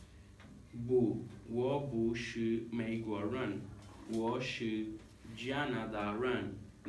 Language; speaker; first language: Chinese; non-native, learner; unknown